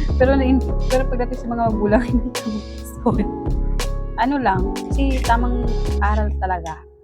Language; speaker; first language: Filipino; non-native, local second language; Cebuano